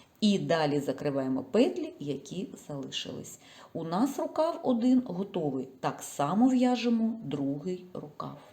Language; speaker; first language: Ukrainian; non-native, local second language; Russian